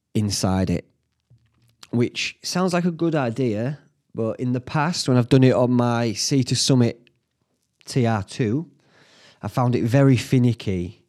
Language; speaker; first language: English; native; English